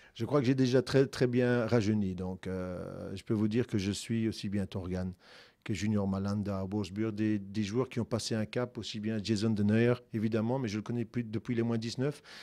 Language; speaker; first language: French; native; French